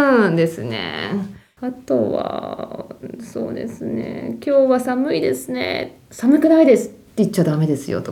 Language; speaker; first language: Japanese; native; Japanese